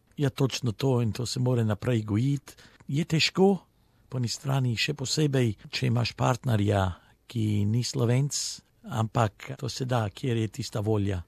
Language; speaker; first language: Slovenian; early bilingual, heritage; Slovenian